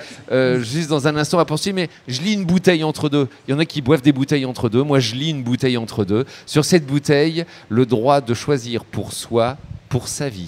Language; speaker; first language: French; native; French